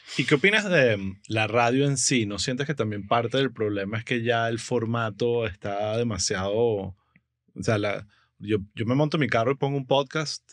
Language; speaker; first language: Spanish; native; Spanish